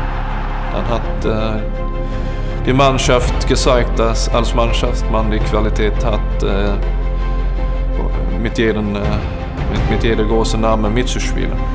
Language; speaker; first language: German; non-native, fluent; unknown